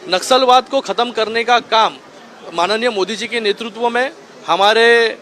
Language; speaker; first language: Hindi; non-native, local second language; Marathi